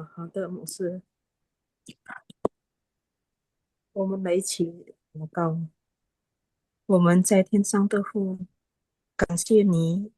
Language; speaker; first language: Chinese; non-native, learner; Indonesian